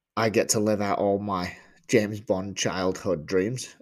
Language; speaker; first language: English; native; English